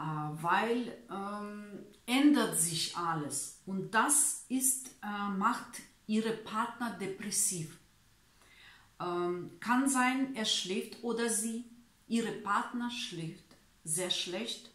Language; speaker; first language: German; non-native, learner; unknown